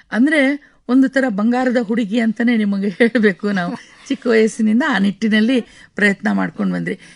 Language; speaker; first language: Kannada; native; Kannada